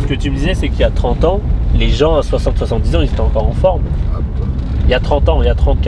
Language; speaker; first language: French; native; French